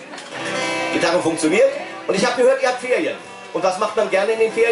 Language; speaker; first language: German; native; German